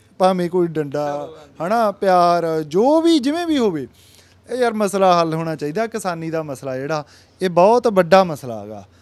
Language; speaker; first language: Punjabi; native; Punjabi